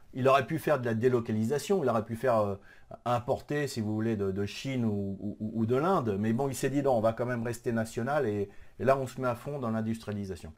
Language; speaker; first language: French; native; French